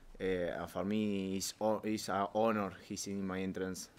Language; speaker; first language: English; non-native, learner; Spanish